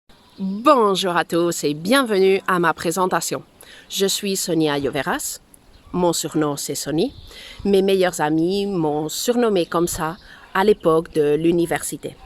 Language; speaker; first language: French; non-native, fluent; Spanish